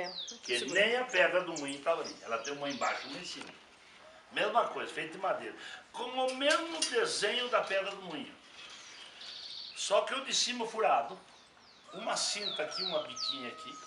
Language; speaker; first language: Portuguese; native; Portuguese